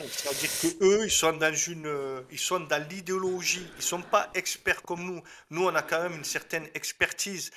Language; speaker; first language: French; native; French